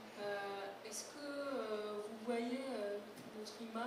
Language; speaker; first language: French; non-native, fluent; Czech